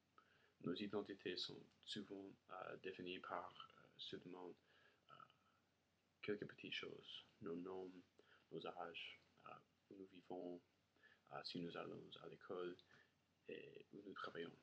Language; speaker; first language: French; non-native, learner; English